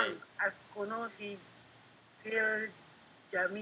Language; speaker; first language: Arabic; non-native, learner; Indonesian